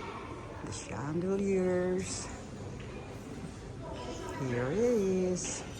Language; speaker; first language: English; non-native, local second language; Filipino